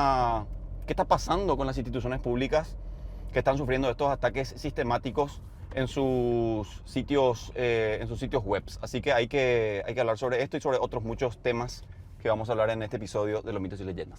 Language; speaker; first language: Spanish; native; Spanish